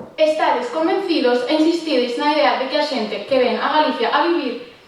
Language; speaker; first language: Galician; non-native, local second language; Spanish